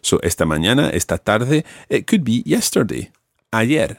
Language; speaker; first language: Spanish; non-native, fluent; English